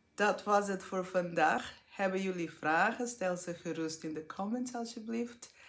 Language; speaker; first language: Dutch; non-native, fluent; Portuguese